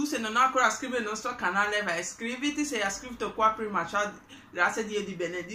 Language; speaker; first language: Italian; non-native, learner; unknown